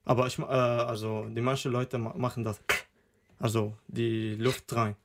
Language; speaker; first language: German; non-native, learner; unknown